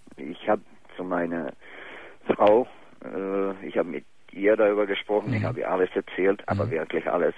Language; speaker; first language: German; non-native, fluent; Bosnian